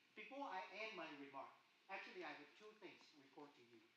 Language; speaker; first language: English; non-native, fluent; Chinese